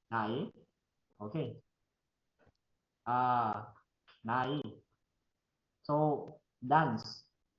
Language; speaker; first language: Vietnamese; non-native, learner; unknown